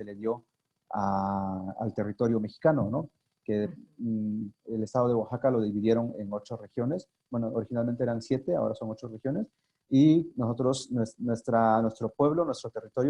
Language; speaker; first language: Spanish; non-native, local second language; Zapotec